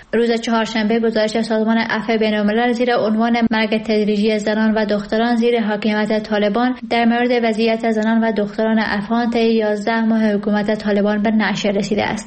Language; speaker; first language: Persian; native; Persian